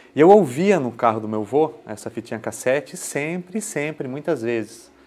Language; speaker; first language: Portuguese; native; Portuguese